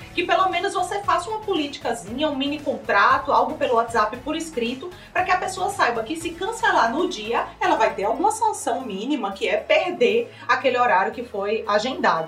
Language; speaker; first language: Portuguese; native; Portuguese